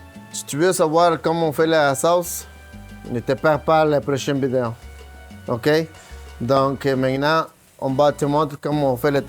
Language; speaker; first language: French; non-native, fluent; Spanish